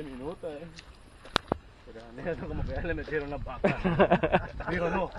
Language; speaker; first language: Spanish; native; Spanish